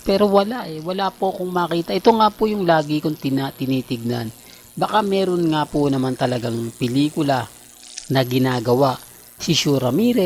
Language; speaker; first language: Filipino; native; Filipino